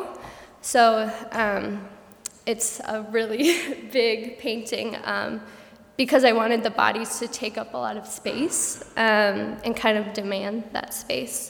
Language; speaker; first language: English; native; English